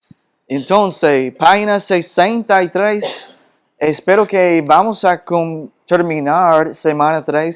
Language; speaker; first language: Spanish; non-native, fluent; English